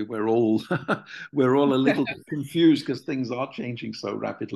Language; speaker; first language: English; native; English